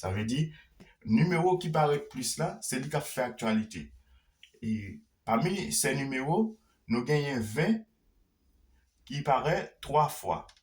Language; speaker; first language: French; non-native, local second language; Haitian Creole